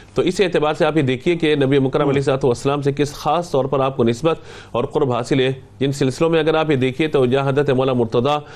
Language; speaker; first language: Urdu; native; Urdu